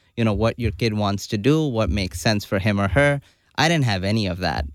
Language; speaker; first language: English; non-native, local second language; Urdu